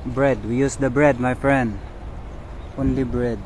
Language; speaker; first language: English; non-native, learner; Filipino